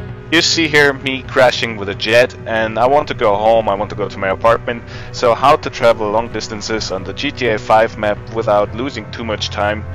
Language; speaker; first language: English; non-native, fluent; German